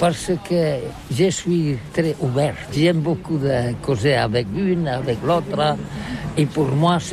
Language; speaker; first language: French; non-native, learner; Catalan